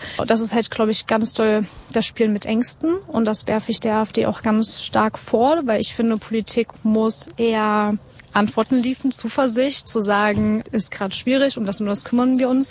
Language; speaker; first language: German; native; German